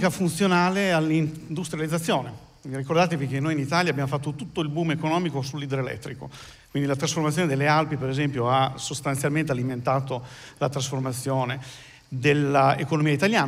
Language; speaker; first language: Italian; native; Italian